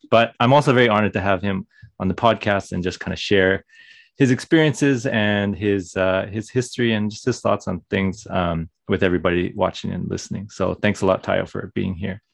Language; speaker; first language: English; native; English